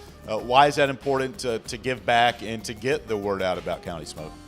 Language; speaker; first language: English; native; English